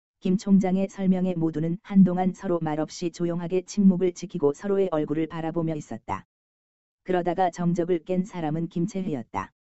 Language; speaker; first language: Korean; native; Korean